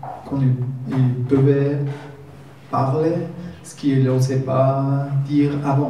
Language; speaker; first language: French; non-native, learner; German